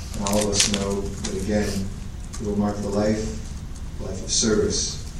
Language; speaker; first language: English; native; English